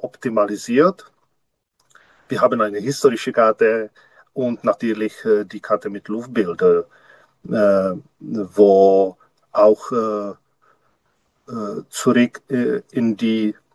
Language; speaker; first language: German; non-native, learner; Czech